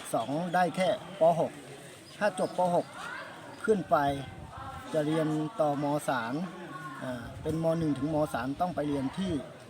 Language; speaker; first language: Thai; non-native, local second language; S'gaw Karen